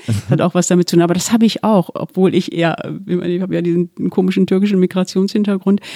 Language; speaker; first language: German; early bilingual, other home language; Turkish